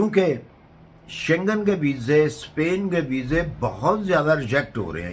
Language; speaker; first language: Urdu; native; Urdu